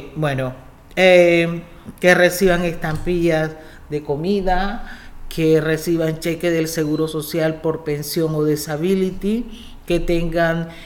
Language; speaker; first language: Spanish; native; Spanish